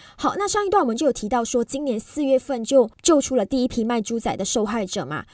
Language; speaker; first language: Chinese; native; Chinese